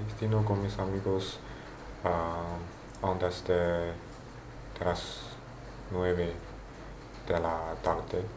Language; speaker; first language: Spanish; non-native, learner; Chinese